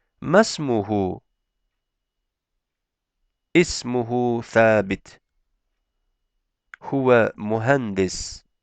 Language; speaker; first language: Arabic; non-native, fluent; Turkish